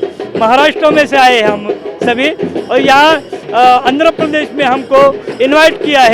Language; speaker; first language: Hindi; non-native, local second language; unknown